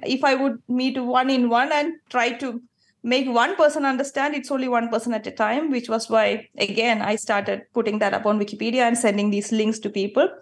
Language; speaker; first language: English; non-native, local second language; Malayalam